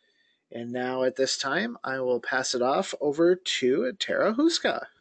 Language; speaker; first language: English; native; English